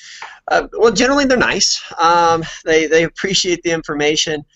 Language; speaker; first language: English; native; English